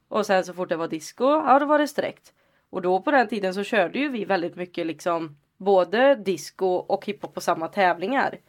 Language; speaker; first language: Swedish; native; Swedish